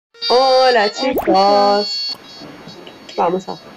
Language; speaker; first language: Spanish; non-native, learner; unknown